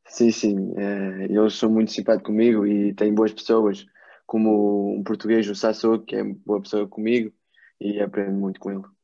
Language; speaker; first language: Portuguese; early bilingual, heritage; Portuguese